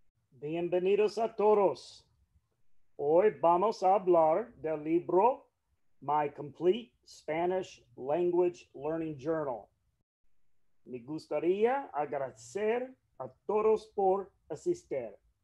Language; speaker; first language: Spanish; non-native, fluent; English